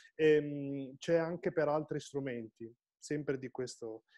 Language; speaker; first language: Italian; native; Italian